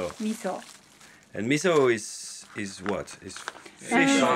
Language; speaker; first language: English; non-native, learner; French